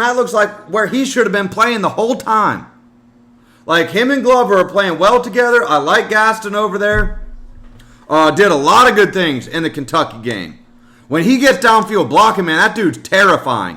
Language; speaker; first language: English; native; English